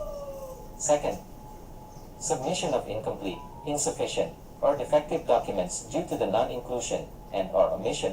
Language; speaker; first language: English; non-native, local second language; Cebuano